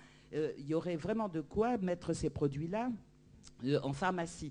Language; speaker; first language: French; native; French